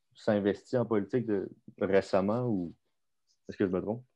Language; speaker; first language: French; native; French